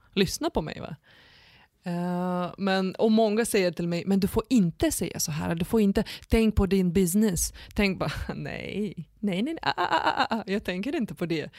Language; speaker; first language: Swedish; non-native, fluent; Lithuanian